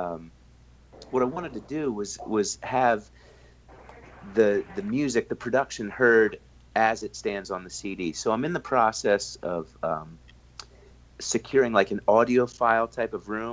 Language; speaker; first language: English; native; English